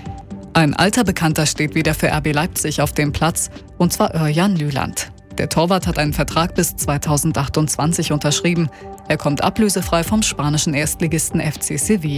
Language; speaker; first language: German; native; German